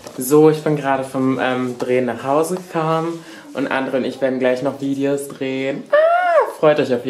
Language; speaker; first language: German; native; German